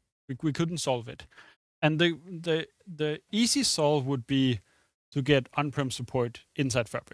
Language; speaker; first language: English; non-native, fluent; Danish